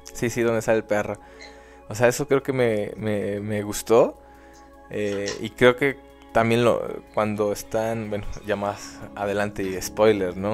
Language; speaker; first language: Spanish; native; Spanish